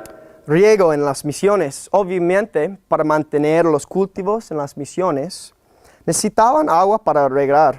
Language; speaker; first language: Spanish; non-native, learner; English